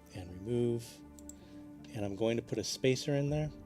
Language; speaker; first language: English; native; English